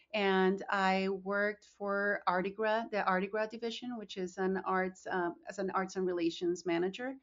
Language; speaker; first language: English; non-native, fluent; Spanish